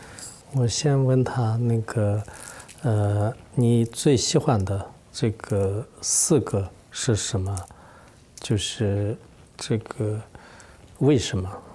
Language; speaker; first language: Chinese; non-native, fluent; Tibetan